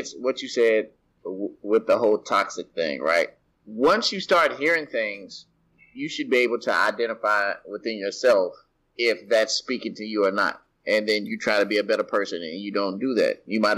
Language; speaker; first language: English; native; English